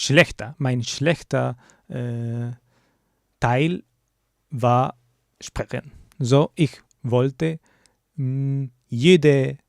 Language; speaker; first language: German; non-native, learner; English